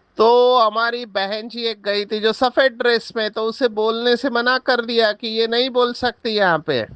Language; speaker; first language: Hindi; non-native, local second language; Marathi